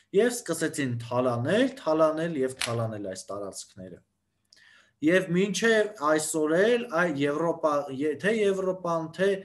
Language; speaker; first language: Armenian; native; Armenian